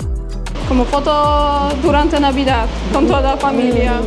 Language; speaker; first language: Spanish; non-native, fluent; Polish